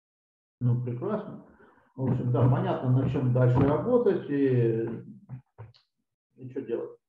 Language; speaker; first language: Russian; native; Russian